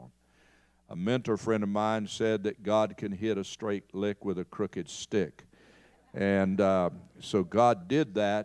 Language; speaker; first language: English; native; English